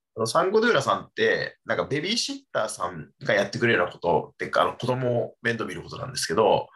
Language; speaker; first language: Japanese; non-native, fluent; Chinese